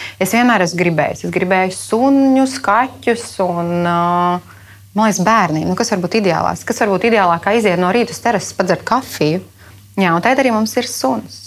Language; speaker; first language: Latvian; native; Latvian